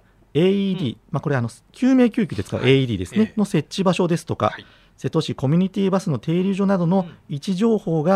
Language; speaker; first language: Japanese; native; Japanese